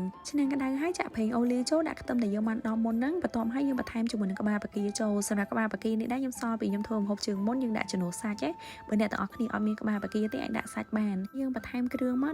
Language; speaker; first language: Khmer; native; Khmer